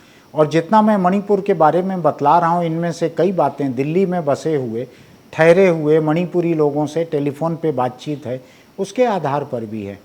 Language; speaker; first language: Hindi; native; Hindi